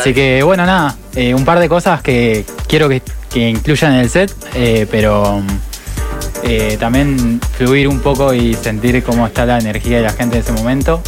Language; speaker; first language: Spanish; native; Spanish